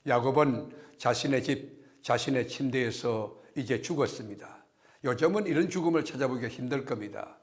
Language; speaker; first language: Korean; native; Korean